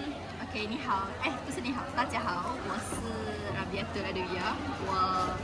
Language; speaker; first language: Chinese; non-native, local second language; Malay